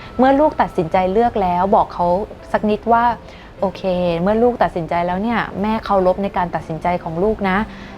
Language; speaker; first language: Thai; native; Thai